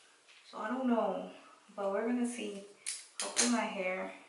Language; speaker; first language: English; native; English